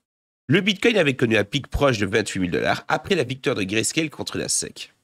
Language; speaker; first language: French; native; French